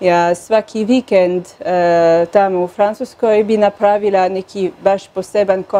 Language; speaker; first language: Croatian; non-native, learner; French